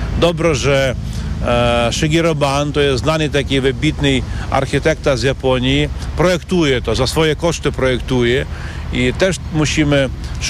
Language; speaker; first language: Polish; non-native, learner; Ukrainian